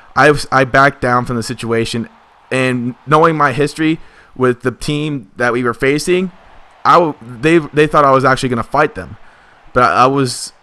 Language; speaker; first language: English; native; English